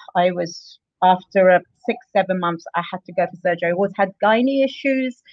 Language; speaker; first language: English; native; English